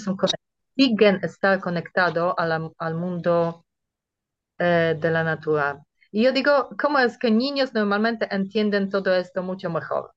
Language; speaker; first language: Spanish; non-native, fluent; Polish